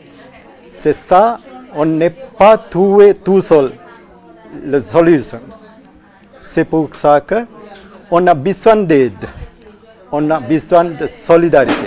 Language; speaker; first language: French; non-native, learner; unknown